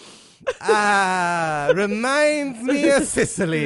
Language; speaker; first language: English; native; English